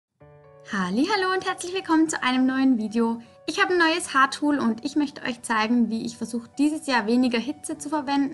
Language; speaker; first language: German; native; German